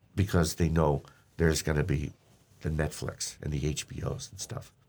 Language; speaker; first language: English; native; English